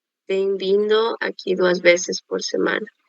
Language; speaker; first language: Portuguese; non-native, learner; Spanish